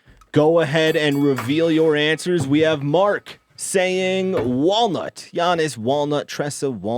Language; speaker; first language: English; native; English